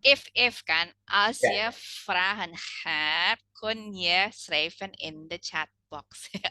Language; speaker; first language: Dutch; non-native, learner; Indonesian